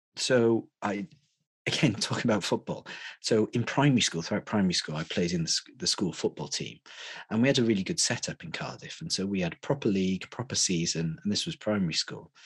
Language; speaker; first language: English; native; English